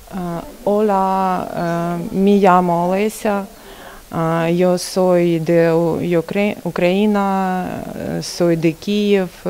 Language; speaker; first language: Spanish; non-native, learner; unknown